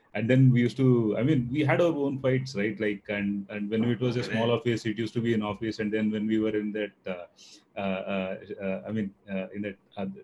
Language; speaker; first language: English; non-native, local second language; Telugu